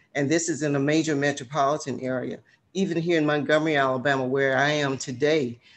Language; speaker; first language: English; native; English